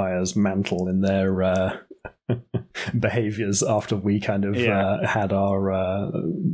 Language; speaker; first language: English; native; English